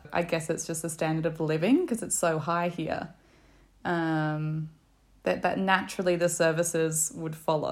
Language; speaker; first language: English; native; English